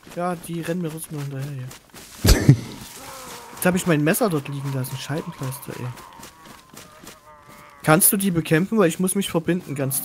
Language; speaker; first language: German; native; German